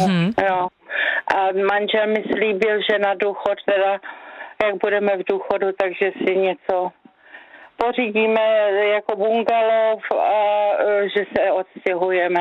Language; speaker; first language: Czech; native; Czech